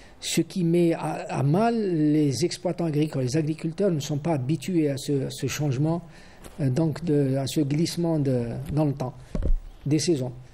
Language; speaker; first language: French; non-native, local second language; Arabic